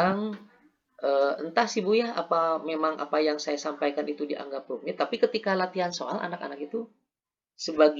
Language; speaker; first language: Indonesian; native; Indonesian